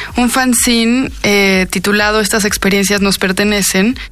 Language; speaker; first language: Spanish; native; Spanish